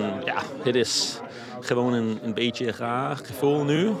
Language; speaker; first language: Dutch; non-native, fluent; Danish